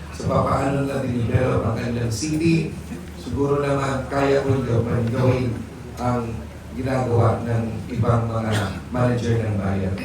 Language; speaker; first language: English; non-native, local second language; Filipino